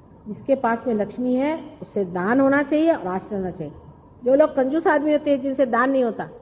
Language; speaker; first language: Hindi; non-native, local second language; Marathi